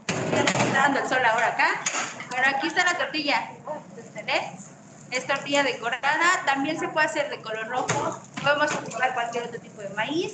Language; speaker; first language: Spanish; native; Spanish